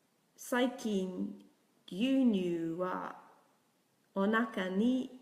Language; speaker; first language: Japanese; non-native, learner; English